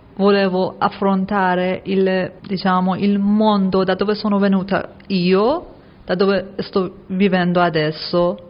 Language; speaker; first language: Italian; non-native, learner; Persian